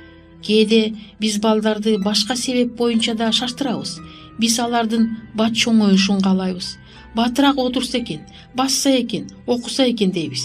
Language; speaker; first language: Kyrgyz; native; Kyrgyz